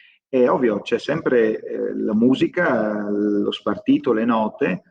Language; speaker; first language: Italian; native; Italian